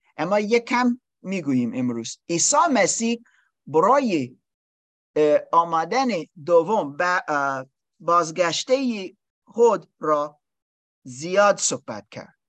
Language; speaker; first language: Persian; non-native, learner; English